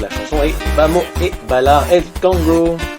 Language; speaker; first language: French; native; French